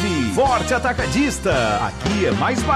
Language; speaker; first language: Portuguese; native; Portuguese